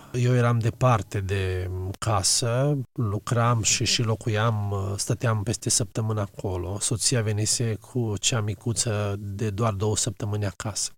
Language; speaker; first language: Romanian; native; Romanian